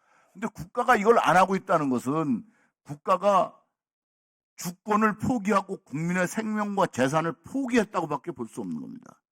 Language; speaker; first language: Korean; native; Korean